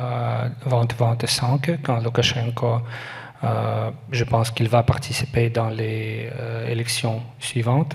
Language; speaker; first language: French; non-native, learner; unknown